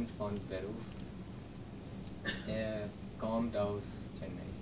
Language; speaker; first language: German; non-native, learner; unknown